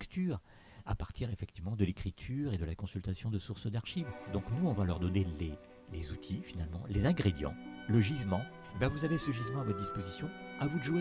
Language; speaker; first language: French; native; French